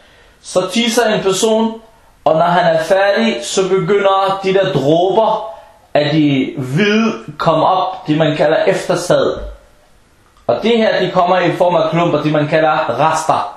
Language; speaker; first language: Danish; non-native, fluent; Arabic